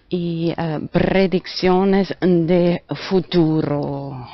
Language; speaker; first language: Spanish; non-native, fluent; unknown